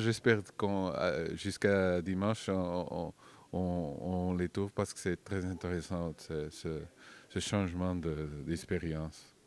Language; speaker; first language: French; non-native, fluent; Portuguese